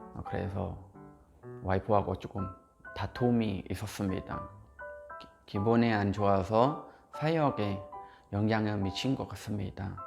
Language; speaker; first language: Korean; non-native, fluent; Khmer